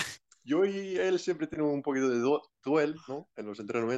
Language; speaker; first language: Spanish; non-native, fluent; Icelandic